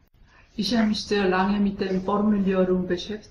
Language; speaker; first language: German; non-native, fluent; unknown